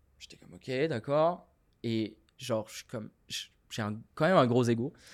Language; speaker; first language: French; non-native, local second language; Arabic